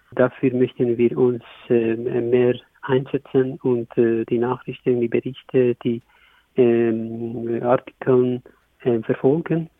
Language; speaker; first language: German; non-native, learner; Kurdish